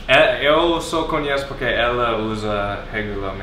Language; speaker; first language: Portuguese; non-native, fluent; English